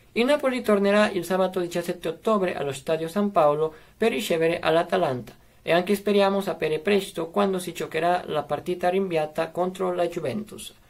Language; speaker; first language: Italian; non-native, fluent; Spanish